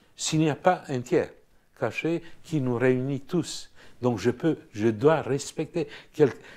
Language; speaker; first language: French; non-native, fluent; Romanian